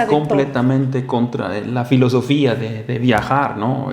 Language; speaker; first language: Spanish; non-native, fluent; German